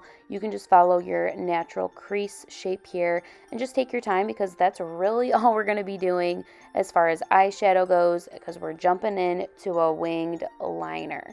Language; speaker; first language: English; native; English